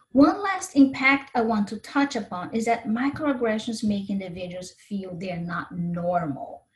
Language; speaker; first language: English; non-native, fluent; Portuguese